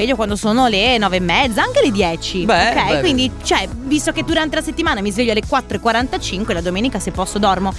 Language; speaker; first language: Italian; native; Italian